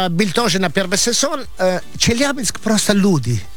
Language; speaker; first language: Russian; non-native, fluent; Italian